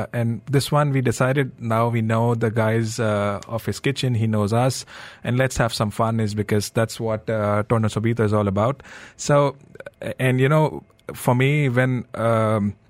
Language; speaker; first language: English; non-native, local second language; Hindi